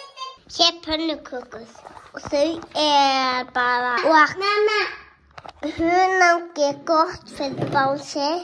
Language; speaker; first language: Icelandic; early bilingual, heritage; Icelandic